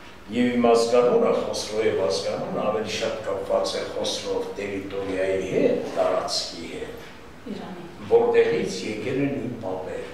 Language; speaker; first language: Armenian; non-native, local second language; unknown